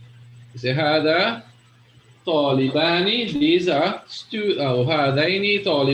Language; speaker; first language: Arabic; non-native, fluent; English